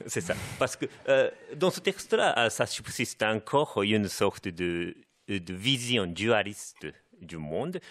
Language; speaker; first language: French; non-native, fluent; Japanese